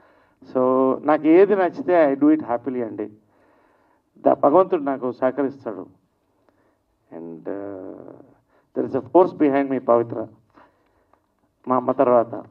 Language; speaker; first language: Telugu; native; Telugu